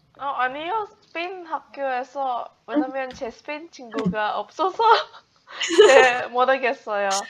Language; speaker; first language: Korean; non-native, learner; Indonesian